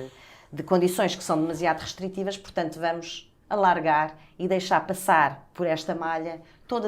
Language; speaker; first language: Portuguese; native; Portuguese